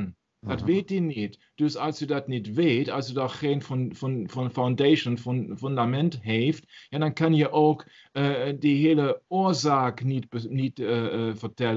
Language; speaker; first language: Dutch; non-native, learner; German